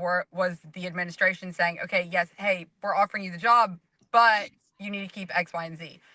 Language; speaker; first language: English; native; English